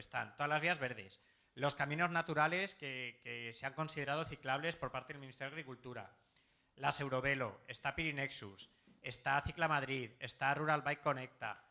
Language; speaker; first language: Spanish; native; Spanish